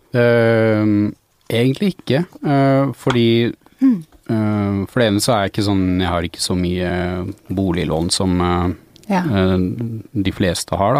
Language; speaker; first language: Norwegian; native; Norwegian